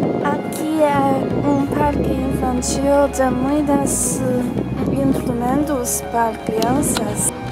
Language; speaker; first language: Portuguese; non-native, learner; Chinese